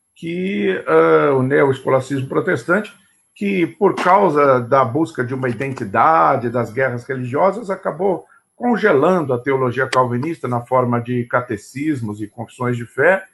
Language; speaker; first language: Portuguese; native; Portuguese